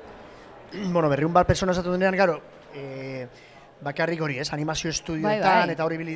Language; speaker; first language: Basque; native; Basque